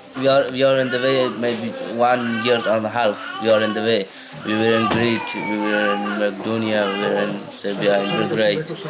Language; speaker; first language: English; non-native, learner; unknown